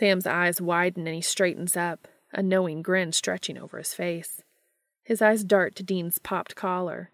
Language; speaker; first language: English; native; English